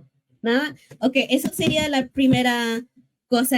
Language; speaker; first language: Spanish; early bilingual, heritage; English